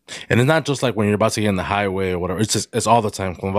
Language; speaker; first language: English; early bilingual, other home language; Spanish